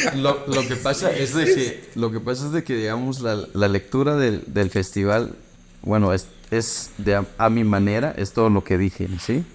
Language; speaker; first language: Spanish; native; Spanish